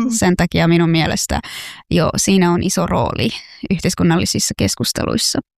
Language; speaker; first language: Finnish; non-native, fluent; Persian